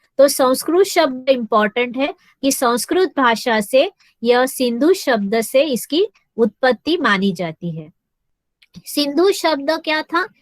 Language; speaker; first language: Hindi; non-native, local second language; Marathi